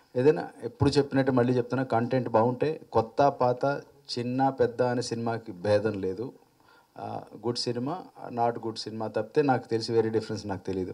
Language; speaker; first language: Telugu; native; Telugu